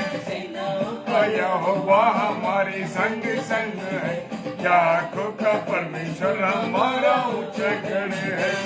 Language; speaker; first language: Hindi; native; Hindi